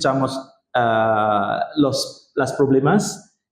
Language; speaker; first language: Spanish; non-native, learner; Indonesian